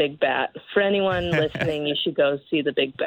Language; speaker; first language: English; native; English